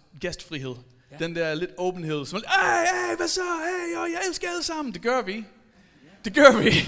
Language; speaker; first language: Danish; non-native, fluent; English